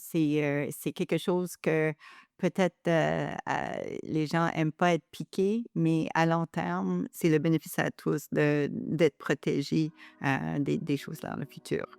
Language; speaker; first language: French; non-native, local second language; English